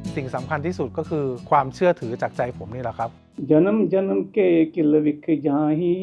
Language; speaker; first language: Thai; native; Thai